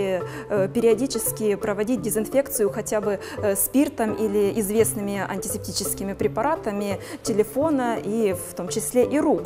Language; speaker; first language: Russian; native; Russian